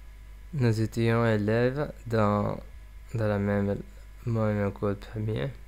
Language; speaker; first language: French; non-native, learner; English